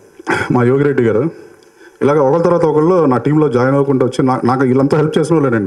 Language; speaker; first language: Telugu; native; Telugu